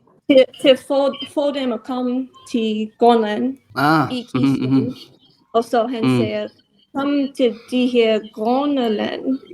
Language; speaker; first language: Danish; non-native, learner; English